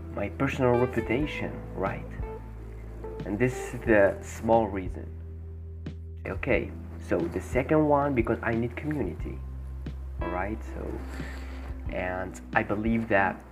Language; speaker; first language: English; non-native, fluent; Arabic